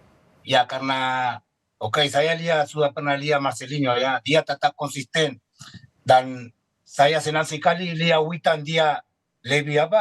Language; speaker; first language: Indonesian; non-native, fluent; Spanish